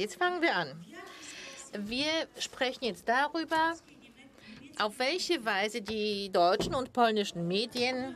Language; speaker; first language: German; non-native, fluent; Polish